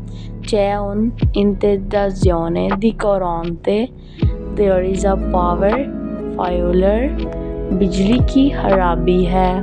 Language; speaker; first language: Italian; non-native, learner; Urdu